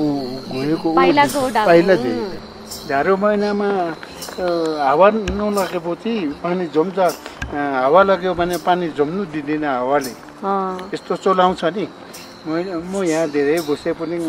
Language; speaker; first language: Nepali; non-native, local second language; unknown